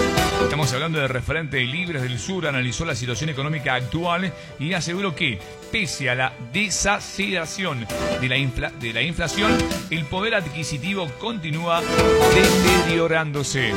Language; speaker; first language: Spanish; native; Spanish